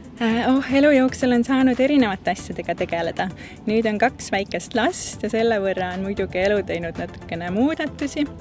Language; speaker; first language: Estonian; native; Estonian